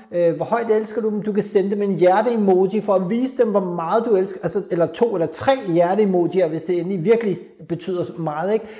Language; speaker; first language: Danish; early bilingual, other home language; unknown